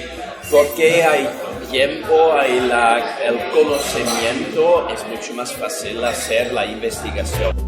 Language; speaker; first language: Spanish; non-native, fluent; Dutch